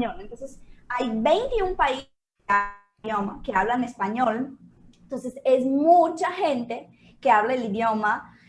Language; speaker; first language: Spanish; non-native, fluent; Portuguese